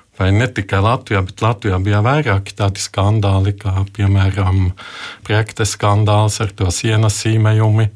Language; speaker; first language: Latvian; non-native, fluent; German